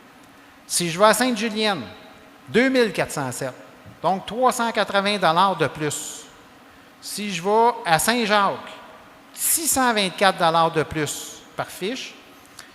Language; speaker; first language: French; native; French